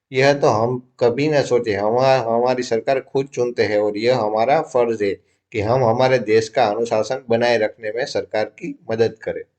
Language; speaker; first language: Hindi; non-native, local second language; Gujarati